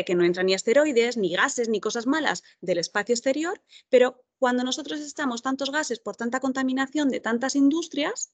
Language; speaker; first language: Spanish; native; Spanish